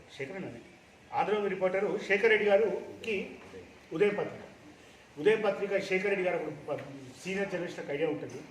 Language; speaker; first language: Telugu; native; Telugu